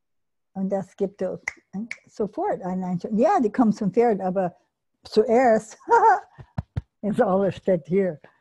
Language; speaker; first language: German; non-native, learner; English